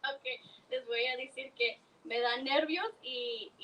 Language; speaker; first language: Spanish; early bilingual, heritage; Spanish